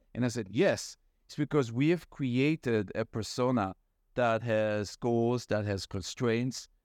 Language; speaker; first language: English; non-native, fluent; Hebrew